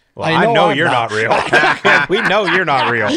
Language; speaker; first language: English; native; English